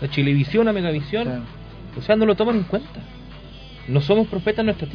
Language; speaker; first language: Spanish; native; Spanish